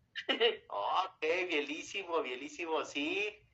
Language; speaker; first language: Spanish; native; Spanish